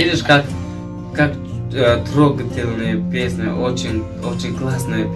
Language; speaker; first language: Russian; non-native, fluent; Tajik